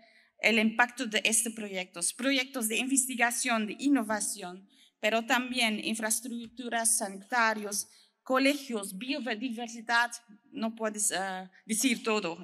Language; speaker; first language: Spanish; non-native, learner; French